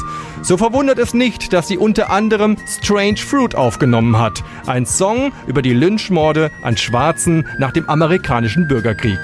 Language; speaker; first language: German; native; German